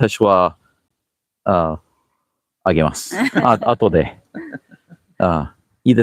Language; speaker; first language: Japanese; non-native, learner; English